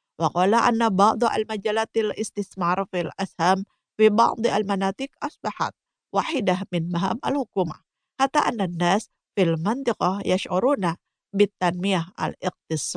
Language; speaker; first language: Arabic; non-native, fluent; Indonesian